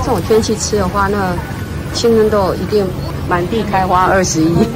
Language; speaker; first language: Chinese; native; Chinese